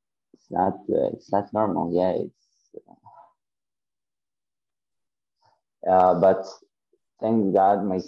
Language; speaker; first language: English; non-native, learner; Ukrainian